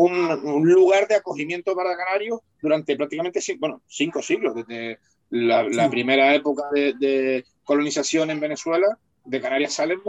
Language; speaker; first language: Spanish; native; Spanish